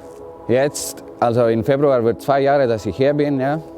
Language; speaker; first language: German; non-native, learner; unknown